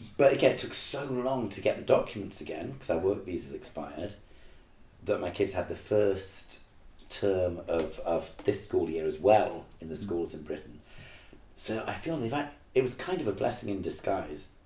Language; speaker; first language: English; native; English